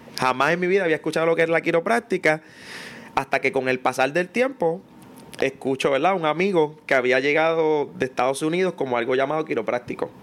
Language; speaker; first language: Spanish; native; Spanish